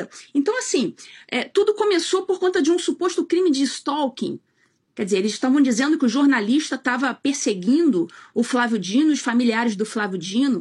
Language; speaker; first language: Portuguese; native; Portuguese